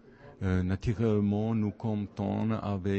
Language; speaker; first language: French; non-native, learner; Czech